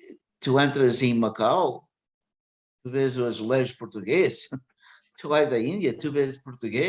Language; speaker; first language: Portuguese; early bilingual, heritage; English